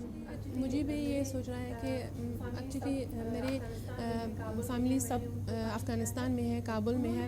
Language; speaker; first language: Hindi; non-native, learner; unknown